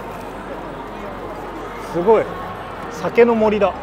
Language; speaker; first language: Japanese; native; Japanese